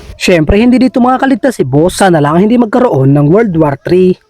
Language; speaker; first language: Filipino; native; Filipino